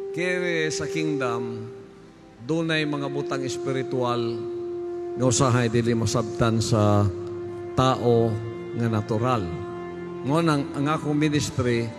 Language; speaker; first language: Cebuano; native; Cebuano